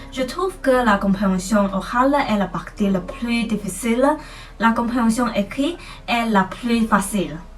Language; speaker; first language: French; non-native, fluent; Chinese